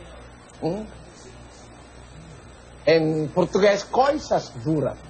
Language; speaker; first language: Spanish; non-native, learner; Filipino